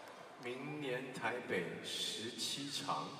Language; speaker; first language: Chinese; non-native, local second language; Cantonese